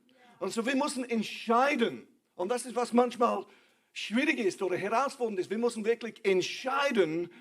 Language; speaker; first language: German; non-native, fluent; English